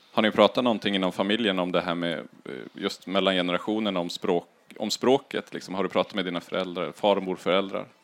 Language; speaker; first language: Swedish; native; Swedish